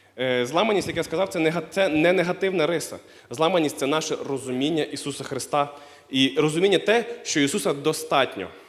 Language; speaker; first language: Ukrainian; non-native, local second language; Russian